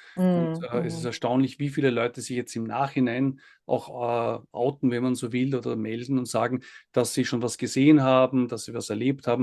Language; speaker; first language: German; native; German